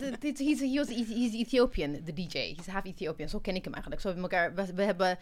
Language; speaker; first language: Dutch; non-native, fluent; Amharic